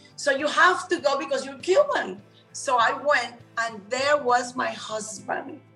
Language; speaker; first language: English; non-native, fluent; Spanish